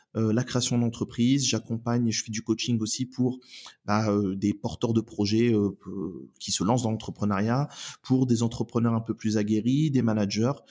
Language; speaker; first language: French; native; French